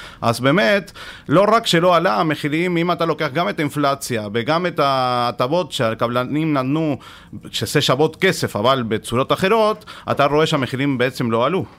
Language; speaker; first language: Hebrew; non-native, fluent; Spanish